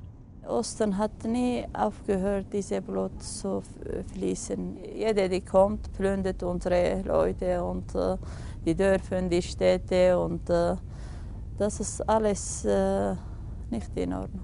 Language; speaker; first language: German; non-native, fluent; Aramaic